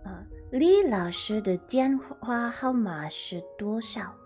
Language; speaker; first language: Chinese; non-native, learner; English